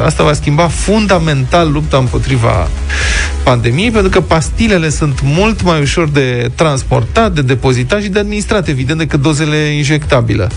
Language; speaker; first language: Romanian; native; Romanian